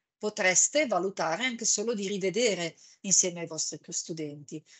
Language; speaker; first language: Italian; native; Italian